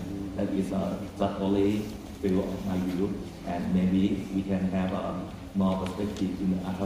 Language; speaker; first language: English; non-native, fluent; Thai